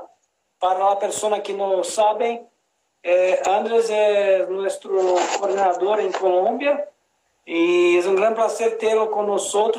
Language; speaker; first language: Spanish; non-native, learner; Portuguese